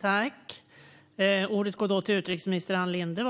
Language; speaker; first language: Swedish; native; Swedish